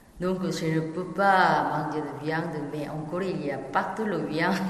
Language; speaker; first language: French; non-native, learner; Korean